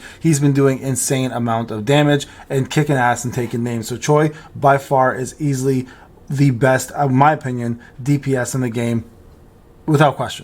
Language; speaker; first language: English; native; English